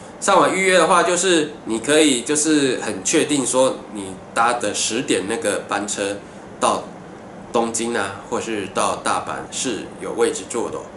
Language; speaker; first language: Chinese; native; Chinese